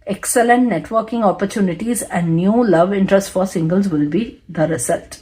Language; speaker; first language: English; non-native, local second language; Tamil